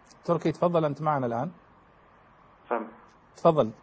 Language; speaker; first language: Arabic; native; Arabic